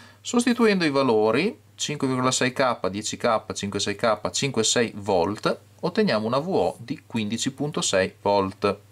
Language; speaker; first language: Italian; native; Italian